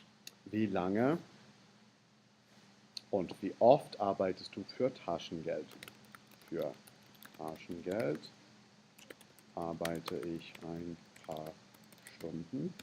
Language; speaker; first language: German; non-native, fluent; English